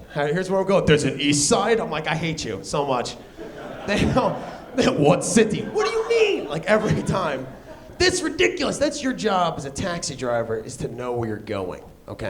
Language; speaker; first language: English; native; English